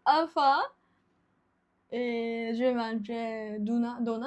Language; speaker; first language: French; non-native, learner; Japanese